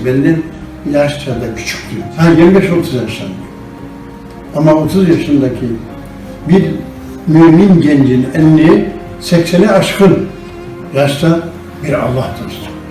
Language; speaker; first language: Turkish; non-native, local second language; Arabic